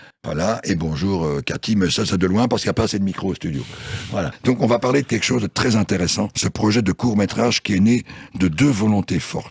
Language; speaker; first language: French; native; French